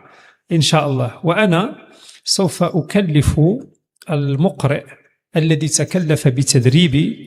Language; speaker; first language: Arabic; native; Arabic